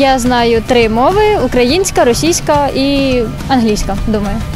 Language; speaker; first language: Ukrainian; non-native, local second language; Armenian